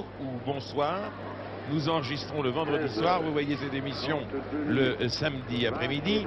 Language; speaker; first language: French; native; French